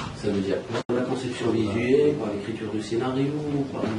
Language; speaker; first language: French; non-native, local second language; Arabic